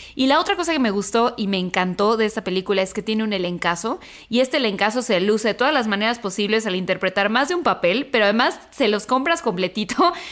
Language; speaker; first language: Spanish; native; Spanish